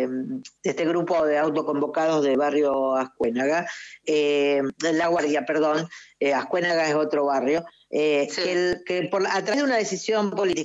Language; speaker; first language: Spanish; native; Spanish